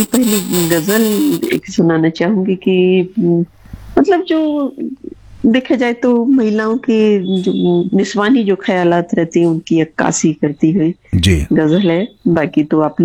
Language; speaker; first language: Hindi; native; Hindi